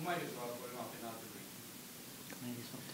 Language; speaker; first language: Romanian; native; Romanian